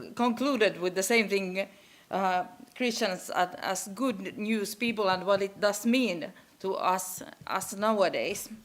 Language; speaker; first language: English; non-native, fluent; Finnish